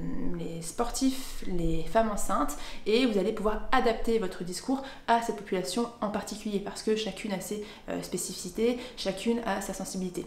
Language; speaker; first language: French; native; French